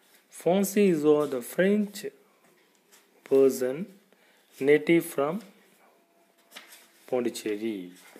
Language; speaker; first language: English; non-native, local second language; Tamil